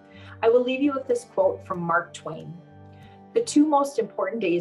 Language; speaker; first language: English; native; English